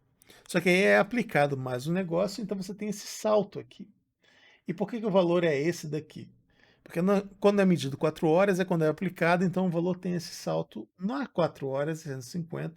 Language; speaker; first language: Portuguese; native; Portuguese